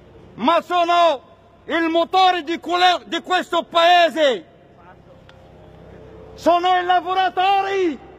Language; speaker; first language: Italian; non-native, fluent; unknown